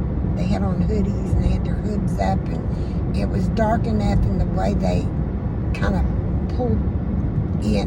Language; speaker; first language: English; native; English